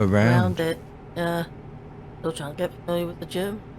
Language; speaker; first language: English; native; English